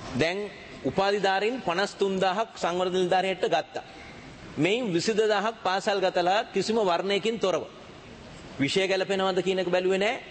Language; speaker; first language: Sinhala; native; Sinhala